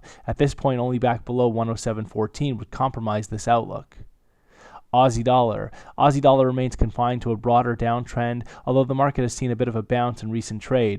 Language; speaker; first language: English; native; English